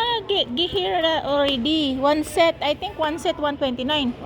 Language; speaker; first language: English; non-native, learner; Filipino